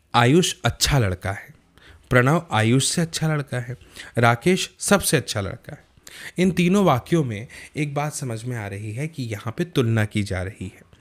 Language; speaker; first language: Hindi; native; Hindi